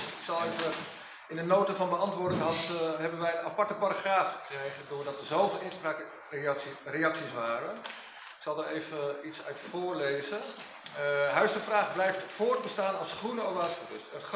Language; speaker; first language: Dutch; native; Dutch